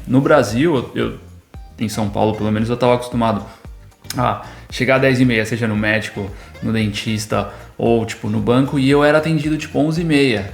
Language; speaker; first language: Portuguese; native; Portuguese